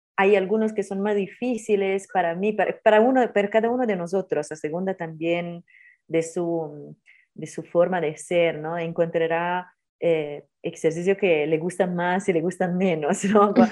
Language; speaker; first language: Spanish; non-native, fluent; Italian